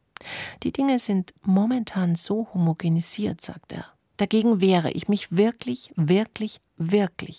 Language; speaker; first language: German; native; German